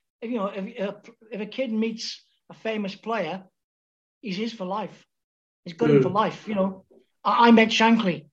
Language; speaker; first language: English; native; English